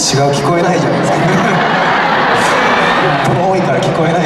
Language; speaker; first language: Japanese; non-native, fluent; Korean